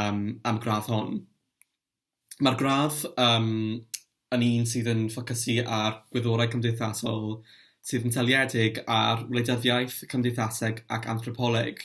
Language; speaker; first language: Welsh; non-native, local second language; English